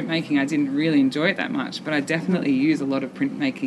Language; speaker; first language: English; native; English